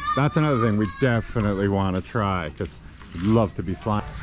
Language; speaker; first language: English; native; English